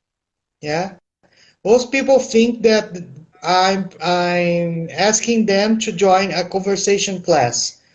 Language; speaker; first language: English; non-native, fluent; Portuguese